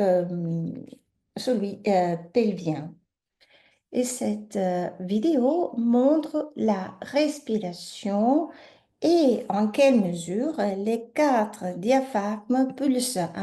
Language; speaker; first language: French; native; French